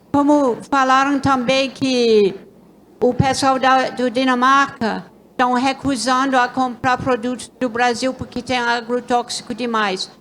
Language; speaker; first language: Portuguese; non-native, fluent; English